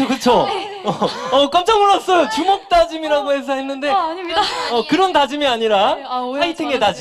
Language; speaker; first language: Korean; native; Korean